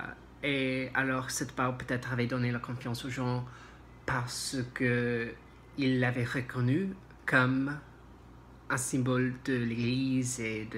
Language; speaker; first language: French; non-native, learner; English